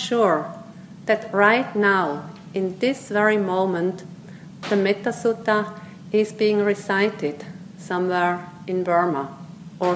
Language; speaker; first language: English; non-native, fluent; Swiss German